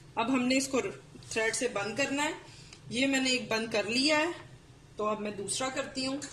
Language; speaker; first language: Urdu; native; Urdu